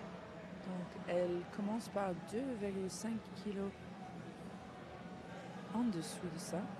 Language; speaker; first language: French; non-native, learner; English